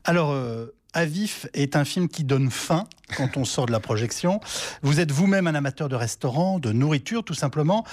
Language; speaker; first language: French; native; French